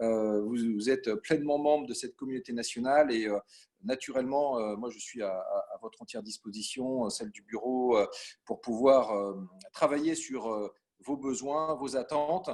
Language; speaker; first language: French; native; French